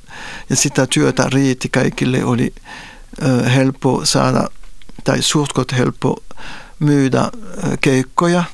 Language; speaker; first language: Finnish; non-native, fluent; Spanish